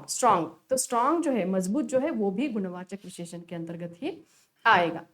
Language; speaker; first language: Hindi; non-native, local second language; Kannada